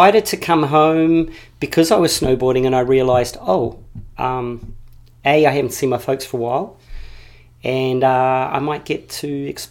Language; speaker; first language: English; native; English